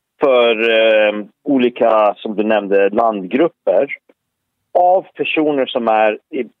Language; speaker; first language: Swedish; early bilingual, other home language; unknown